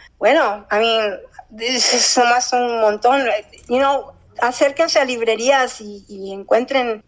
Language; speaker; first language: Spanish; early bilingual, heritage; Spanish